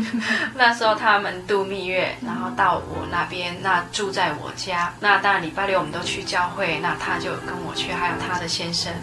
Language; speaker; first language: Chinese; native; Chinese